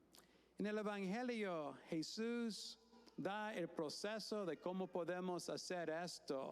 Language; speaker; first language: Spanish; non-native, fluent; English